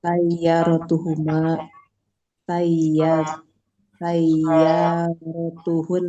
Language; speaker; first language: Arabic; non-native, learner; Indonesian